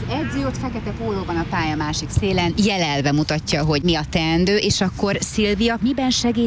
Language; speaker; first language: Hungarian; native; Hungarian